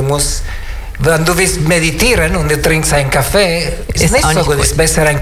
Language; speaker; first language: German; non-native, learner; Italian